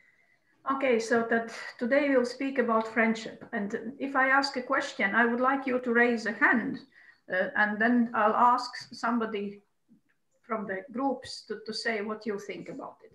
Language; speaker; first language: English; non-native, fluent; Croatian